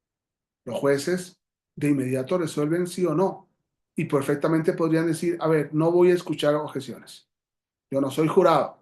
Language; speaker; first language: Spanish; native; Spanish